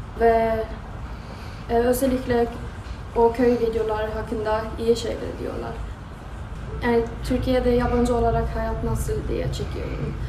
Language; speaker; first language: Turkish; non-native, fluent; Swedish